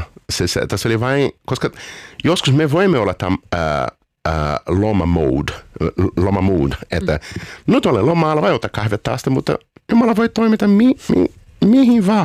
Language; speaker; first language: Finnish; non-native, learner; Portuguese